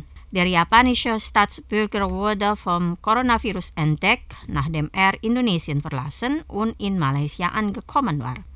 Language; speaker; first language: German; non-native, fluent; Indonesian